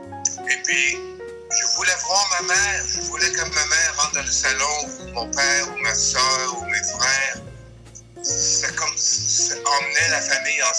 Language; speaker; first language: French; early bilingual, other home language; English